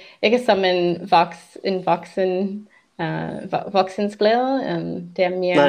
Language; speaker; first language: Danish; non-native, learner; English